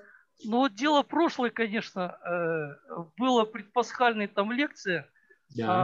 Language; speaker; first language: Russian; native; Russian